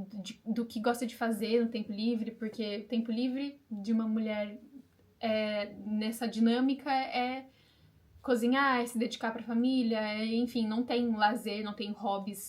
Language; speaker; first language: Portuguese; native; Portuguese